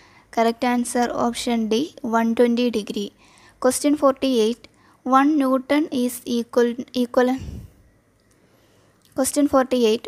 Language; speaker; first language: English; non-native, local second language; Malayalam